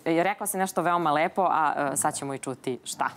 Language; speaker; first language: Serbian; native; Serbian